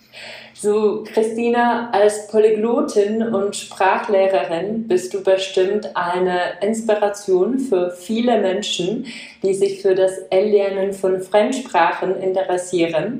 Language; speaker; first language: German; non-native, fluent; Czech